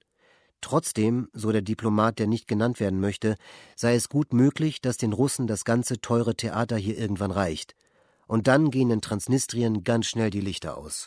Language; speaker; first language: German; native; German